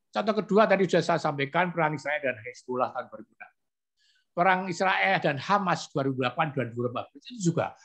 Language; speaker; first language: Indonesian; native; Indonesian